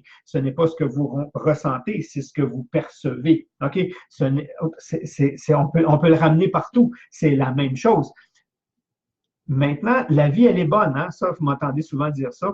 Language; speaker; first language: French; native; French